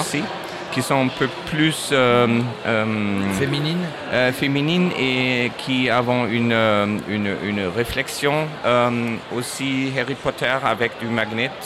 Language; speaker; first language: French; non-native, learner; German